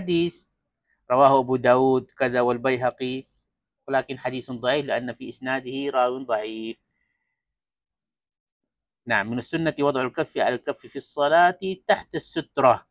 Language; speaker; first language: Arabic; non-native, fluent; Malay